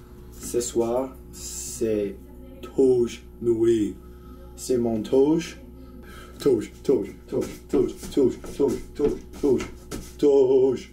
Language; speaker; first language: French; non-native, learner; English